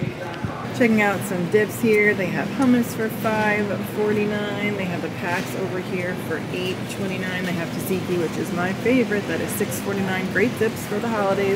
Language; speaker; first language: English; native; English